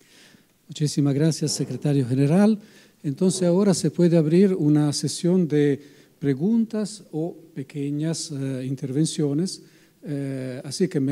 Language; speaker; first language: Spanish; non-native, fluent; Italian